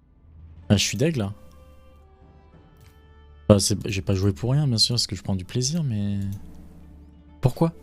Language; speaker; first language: French; native; French